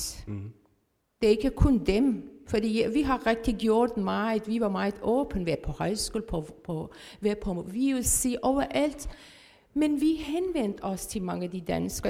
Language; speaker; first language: Danish; non-native, fluent; Persian